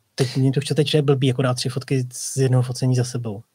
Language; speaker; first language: Czech; native; Czech